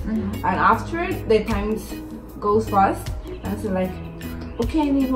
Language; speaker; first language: English; non-native, learner; Spanish